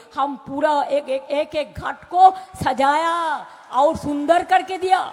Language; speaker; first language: Hindi; non-native, local second language; Bangla